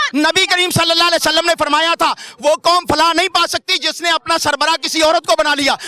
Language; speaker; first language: Urdu; non-native, local second language; Punjabi